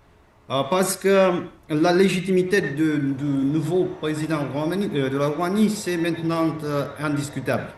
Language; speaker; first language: French; non-native, fluent; Romanian